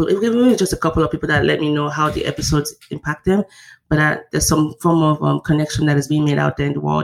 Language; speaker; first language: English; non-native, local second language; Yoruba